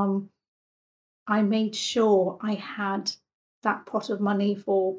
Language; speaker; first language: English; native; English